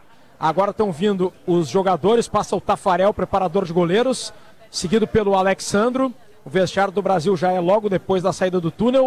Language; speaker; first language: Portuguese; native; Portuguese